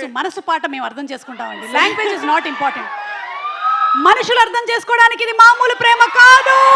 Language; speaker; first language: Telugu; native; Telugu